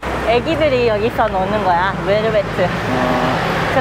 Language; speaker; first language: Korean; non-native, fluent; Thai